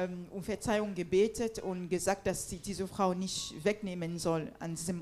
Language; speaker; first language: German; non-native, fluent; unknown